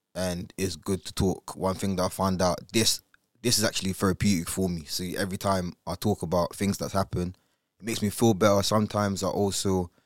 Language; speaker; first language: English; early bilingual, other home language; Italian